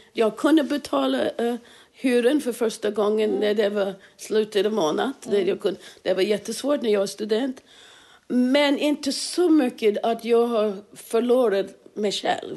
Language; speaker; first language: Swedish; non-native, fluent; English